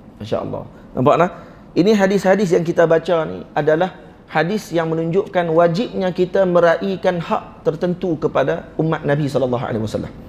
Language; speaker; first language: Malay; native; Malay